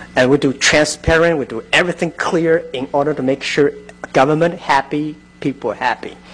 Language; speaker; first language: English; non-native, fluent; Chinese